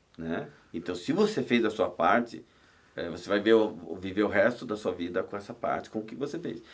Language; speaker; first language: Portuguese; native; Portuguese